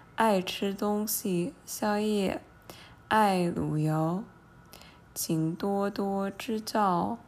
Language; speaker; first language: Chinese; non-native, fluent; English